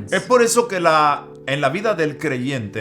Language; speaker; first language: Spanish; native; Spanish